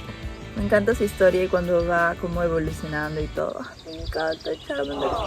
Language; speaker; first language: Spanish; native; Spanish